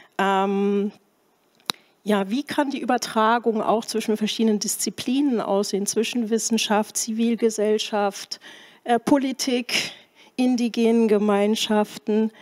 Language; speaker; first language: German; native; German